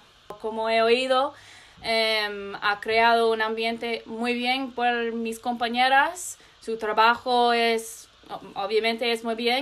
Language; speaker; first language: Spanish; non-native, learner; English